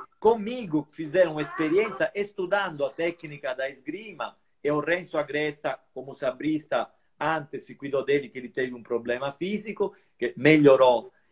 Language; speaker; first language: Portuguese; non-native, fluent; Italian